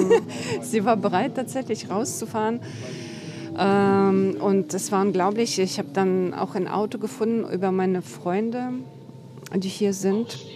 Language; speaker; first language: German; non-native, fluent; Russian